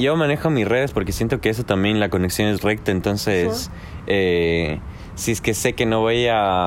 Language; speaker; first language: Spanish; native; Spanish